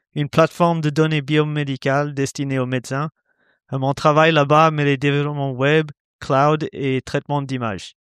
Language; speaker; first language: French; non-native, fluent; English